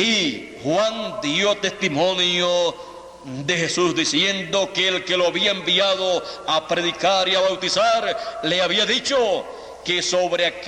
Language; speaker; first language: Spanish; native; Spanish